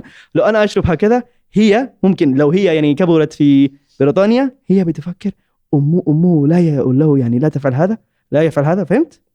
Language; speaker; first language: Arabic; non-native, learner; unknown